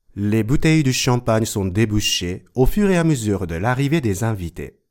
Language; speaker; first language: French; non-native, fluent; Japanese